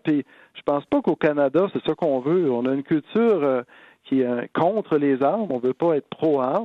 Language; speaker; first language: French; native; French